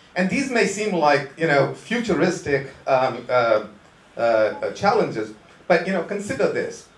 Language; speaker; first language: English; non-native, local second language; Konkani